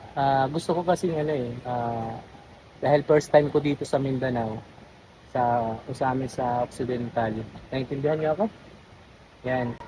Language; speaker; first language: Filipino; native; Filipino